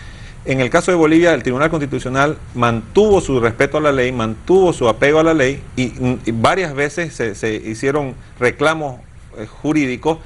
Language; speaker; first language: Spanish; native; Spanish